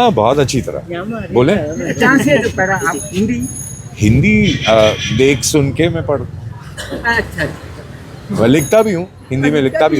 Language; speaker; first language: Hindi; non-native, local second language; Malayalam